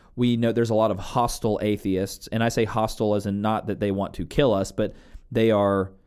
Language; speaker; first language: English; native; English